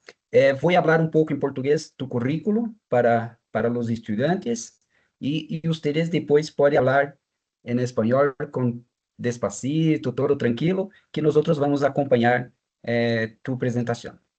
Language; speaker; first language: Spanish; non-native, fluent; Portuguese